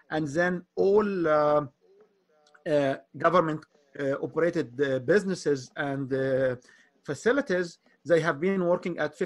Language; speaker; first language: English; non-native, fluent; Arabic